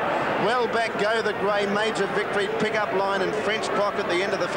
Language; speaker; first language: English; native; English